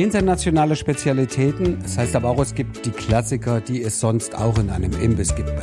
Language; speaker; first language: German; native; German